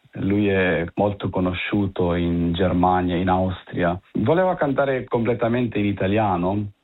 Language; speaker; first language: Italian; early bilingual, heritage; Italian